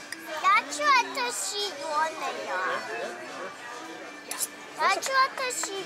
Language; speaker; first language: Russian; early bilingual, heritage; Russian